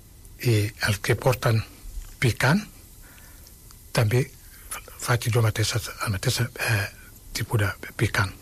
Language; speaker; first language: Catalan; non-native, fluent; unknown